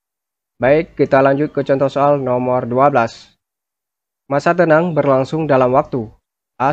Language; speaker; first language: Indonesian; native; Indonesian